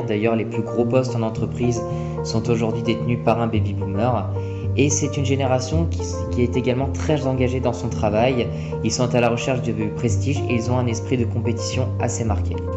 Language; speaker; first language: French; native; French